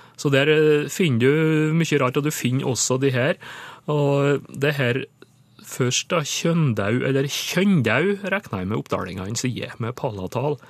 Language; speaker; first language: Norwegian; native; Norwegian